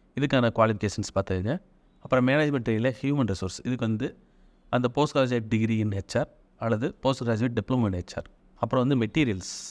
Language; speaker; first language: Tamil; native; Tamil